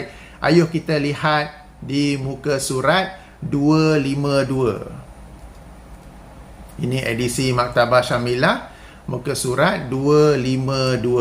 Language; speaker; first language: Malay; native; Malay